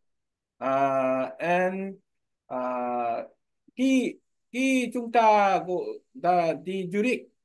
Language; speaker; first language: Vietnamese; non-native, learner; Korean